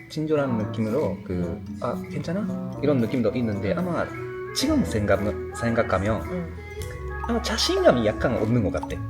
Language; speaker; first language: Korean; non-native, learner; Japanese